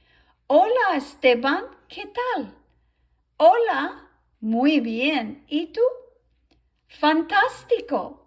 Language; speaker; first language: Spanish; non-native, fluent; English